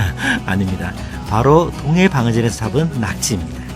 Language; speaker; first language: Korean; native; Korean